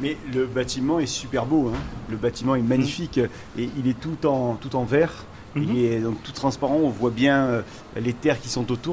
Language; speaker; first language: French; native; French